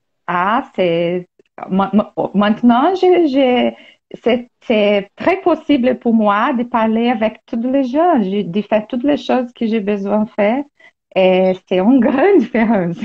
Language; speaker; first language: French; non-native, learner; Portuguese